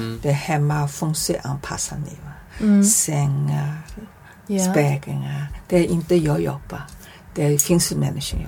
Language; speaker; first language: Swedish; non-native, learner; Chinese